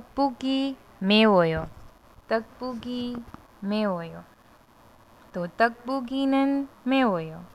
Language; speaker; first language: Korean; non-native, fluent; Hindi